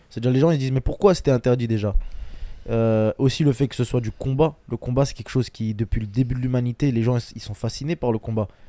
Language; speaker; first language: French; early bilingual, other home language; Chechen